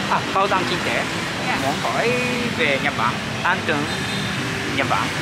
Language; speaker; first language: Vietnamese; non-native, learner; Japanese